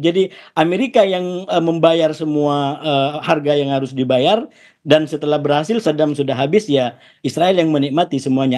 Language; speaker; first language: Indonesian; native; Indonesian